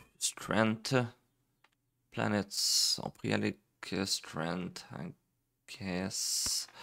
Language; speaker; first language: French; native; French